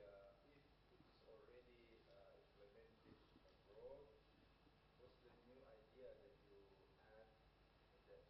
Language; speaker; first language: English; non-native, fluent; Indonesian